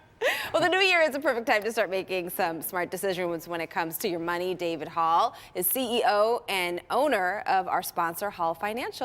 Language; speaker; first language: English; native; English